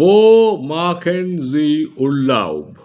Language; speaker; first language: German; non-native, learner; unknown